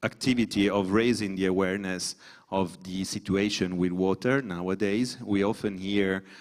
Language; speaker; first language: English; non-native, fluent; Italian